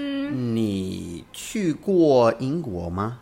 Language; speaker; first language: Chinese; non-native, learner; English